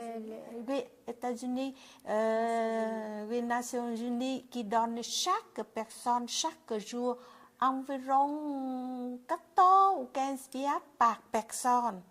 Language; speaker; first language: French; non-native, learner; Vietnamese